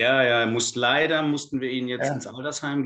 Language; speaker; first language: German; native; German